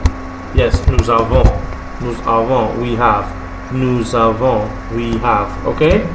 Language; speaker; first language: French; non-native, learner; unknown